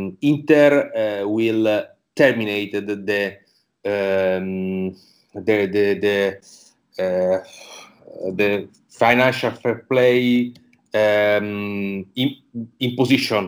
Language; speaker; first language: English; non-native, learner; Italian